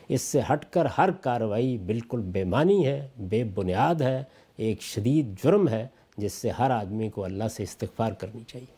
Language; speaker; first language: Urdu; non-native, local second language; Punjabi